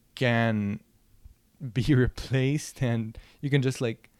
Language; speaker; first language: English; non-native, fluent; Arabic